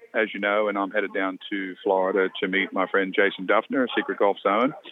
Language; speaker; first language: English; native; English